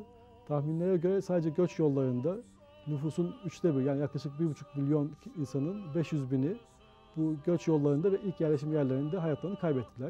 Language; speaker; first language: Turkish; native; Turkish